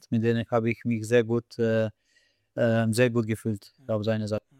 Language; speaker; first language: German; non-native, fluent; Slovenian